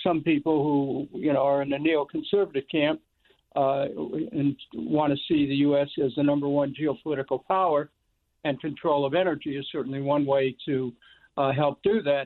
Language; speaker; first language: English; native; English